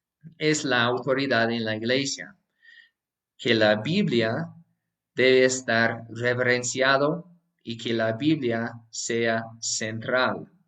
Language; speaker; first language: Spanish; non-native, fluent; English